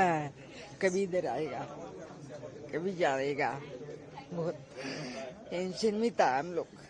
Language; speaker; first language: Hindi; non-native, local second language; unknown